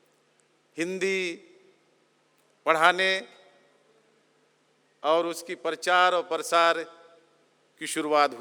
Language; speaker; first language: Hindi; native; Hindi